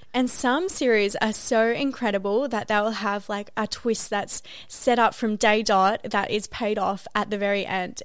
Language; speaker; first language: English; native; English